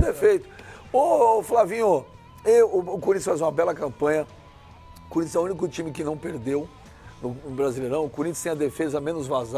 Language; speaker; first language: Portuguese; native; Portuguese